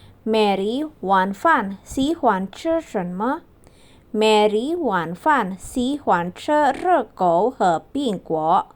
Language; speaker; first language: Chinese; non-native, fluent; Indonesian